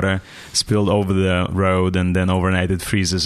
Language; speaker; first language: English; non-native, fluent; Russian